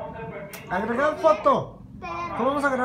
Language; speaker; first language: Spanish; native; Spanish